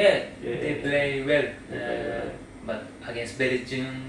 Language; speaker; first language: English; non-native, learner; Japanese